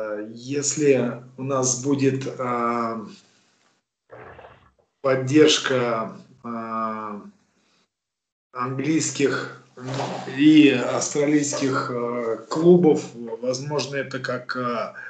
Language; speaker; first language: Russian; native; Russian